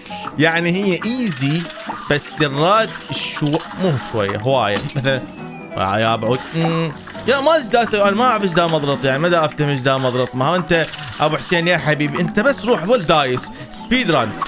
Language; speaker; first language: Arabic; native; Arabic